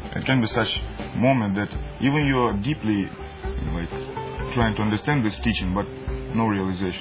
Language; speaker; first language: English; non-native, learner; Russian